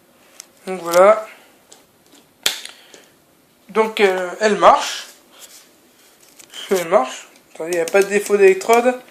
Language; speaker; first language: French; native; French